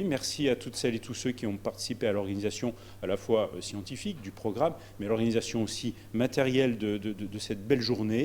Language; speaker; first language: French; native; French